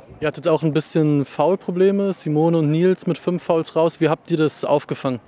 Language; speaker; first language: German; native; German